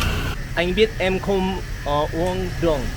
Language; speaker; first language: Vietnamese; non-native, learner; Korean